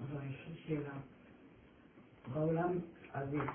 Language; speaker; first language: Hebrew; non-native, learner; French